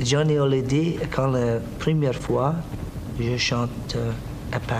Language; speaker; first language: French; non-native, learner; English